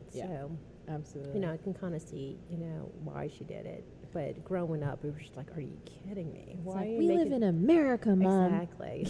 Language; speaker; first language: English; native; English